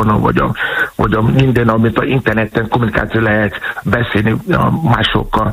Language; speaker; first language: Hungarian; non-native, fluent; Yoruba